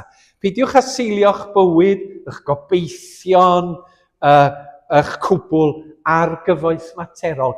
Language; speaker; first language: Welsh; native; Welsh